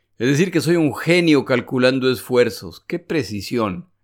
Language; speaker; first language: Spanish; native; Spanish